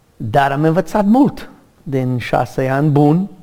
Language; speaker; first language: Romanian; non-native, learner; English